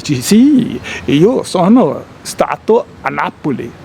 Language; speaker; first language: Italian; non-native, learner; Portuguese